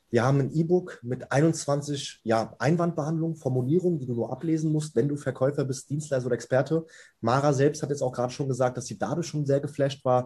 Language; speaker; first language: German; native; German